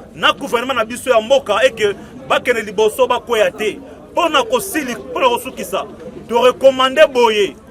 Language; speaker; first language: Lingala; non-native, local second language; Kongo